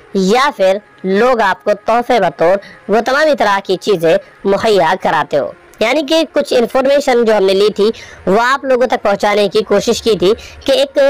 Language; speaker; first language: Hindi; native; Hindi